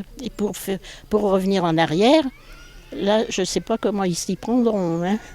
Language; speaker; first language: French; native; French